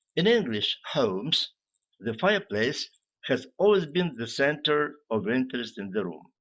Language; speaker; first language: English; non-native, fluent; Ukrainian